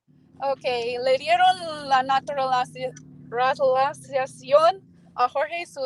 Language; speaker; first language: Spanish; early bilingual, heritage; Spanish